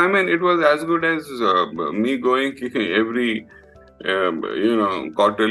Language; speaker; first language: English; non-native, local second language; Malayalam